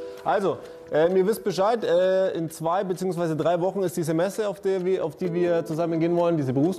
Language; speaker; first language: German; native; German